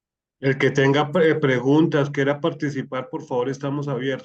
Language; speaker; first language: Spanish; native; Spanish